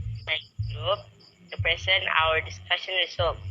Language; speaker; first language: English; non-native, learner; Indonesian